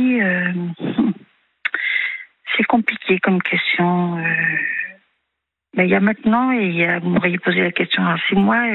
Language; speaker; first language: French; native; French